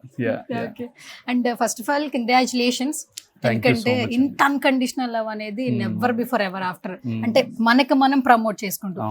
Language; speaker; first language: Telugu; native; Telugu